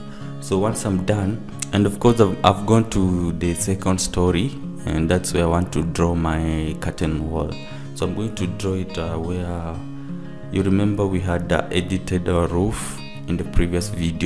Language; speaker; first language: English; non-native, local second language; Swahili